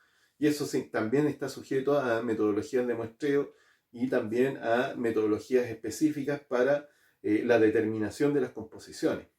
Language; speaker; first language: Spanish; native; Spanish